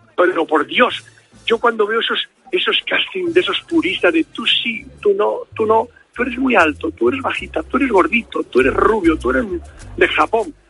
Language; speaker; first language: Spanish; native; Spanish